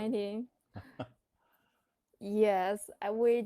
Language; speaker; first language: English; non-native, learner; Chinese